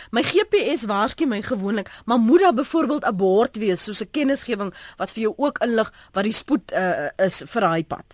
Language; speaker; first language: Afrikaans; native; Afrikaans